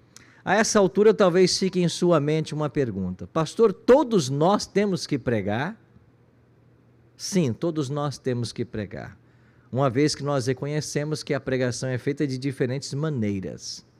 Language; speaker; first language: Portuguese; native; Portuguese